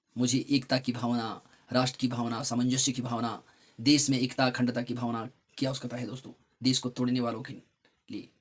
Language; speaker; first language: Hindi; native; Hindi